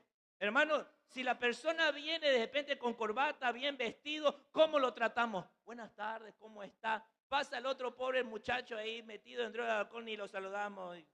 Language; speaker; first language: Spanish; native; Spanish